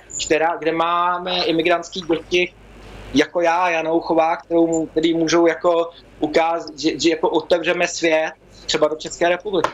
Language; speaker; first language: Czech; early bilingual, heritage; Czech